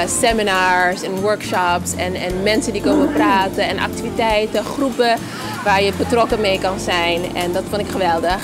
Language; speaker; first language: Dutch; early bilingual, other home language; Papiamento